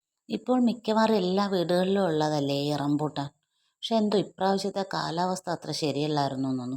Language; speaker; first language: Malayalam; native; Malayalam